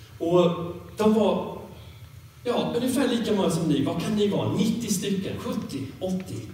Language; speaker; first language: Swedish; native; Swedish